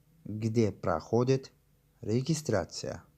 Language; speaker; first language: Russian; non-native, local second language; Tajik